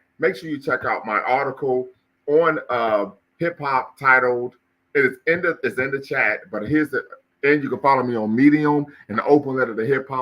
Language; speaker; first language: English; native; English